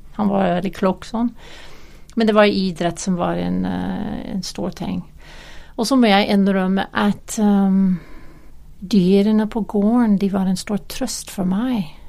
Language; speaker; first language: Norwegian; non-native, fluent; English